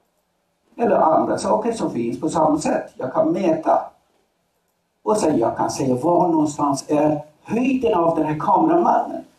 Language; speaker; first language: Swedish; non-native, fluent; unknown